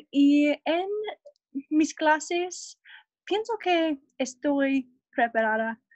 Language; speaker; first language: Spanish; non-native, learner; English